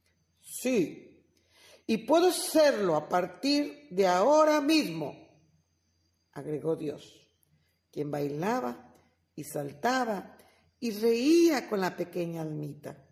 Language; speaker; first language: Spanish; native; Spanish